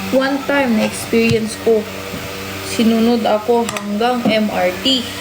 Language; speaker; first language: Filipino; native; Filipino